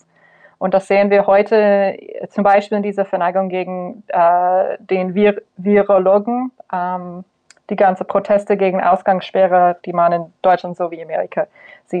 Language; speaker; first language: German; non-native, fluent; English